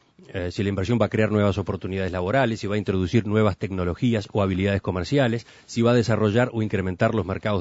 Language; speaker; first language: Spanish; native; Spanish